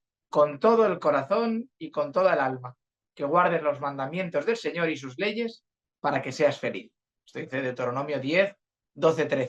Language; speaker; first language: Spanish; native; Spanish